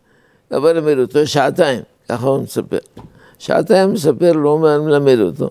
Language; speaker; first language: Hebrew; non-native, fluent; Arabic